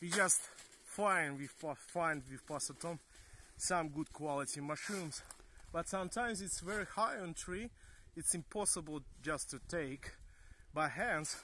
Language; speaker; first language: English; non-native, learner; Ukrainian